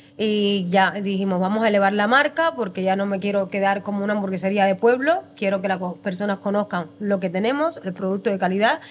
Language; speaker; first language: Spanish; native; Spanish